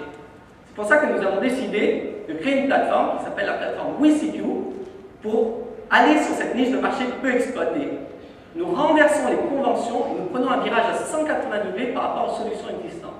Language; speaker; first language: French; native; French